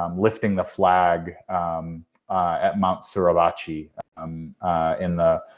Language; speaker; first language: English; native; English